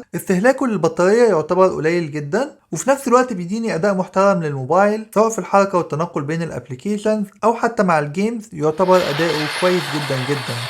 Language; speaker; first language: Arabic; native; Arabic